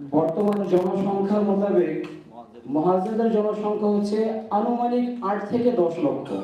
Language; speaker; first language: Bangla; non-native, local second language; Urdu